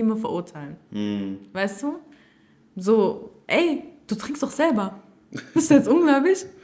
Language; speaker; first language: German; early bilingual, other home language; Turkish